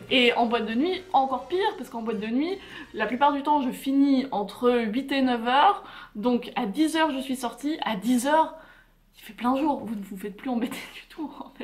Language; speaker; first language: French; native; French